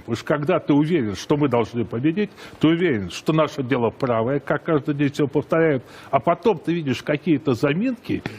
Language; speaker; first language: Russian; native; Russian